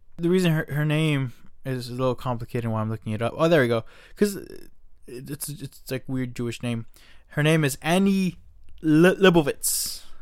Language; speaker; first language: English; native; English